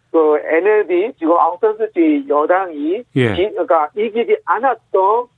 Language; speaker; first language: Korean; non-native, fluent; Burmese